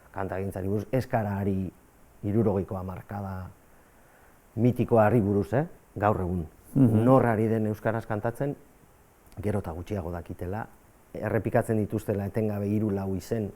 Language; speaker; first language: Basque; native; Basque